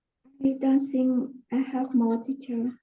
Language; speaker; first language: English; non-native, learner; Khmer